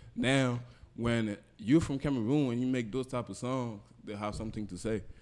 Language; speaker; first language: English; non-native, local second language; French